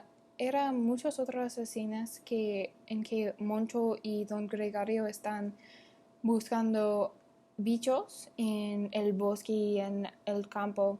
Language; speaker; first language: Spanish; non-native, learner; English